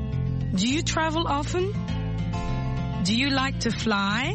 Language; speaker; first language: English; non-native, fluent; French